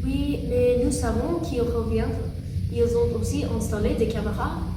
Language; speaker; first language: French; non-native, learner; English